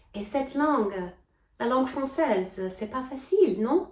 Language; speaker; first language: French; non-native, fluent; English